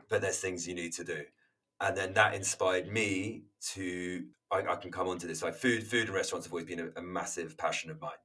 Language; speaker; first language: English; native; English